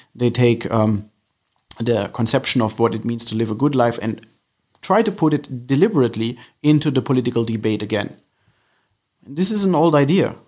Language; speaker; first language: English; non-native, fluent; German